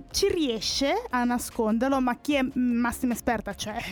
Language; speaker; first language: Italian; early bilingual, other home language; Spanish